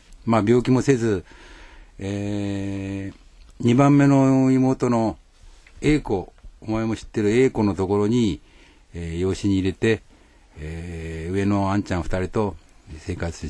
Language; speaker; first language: Japanese; native; Japanese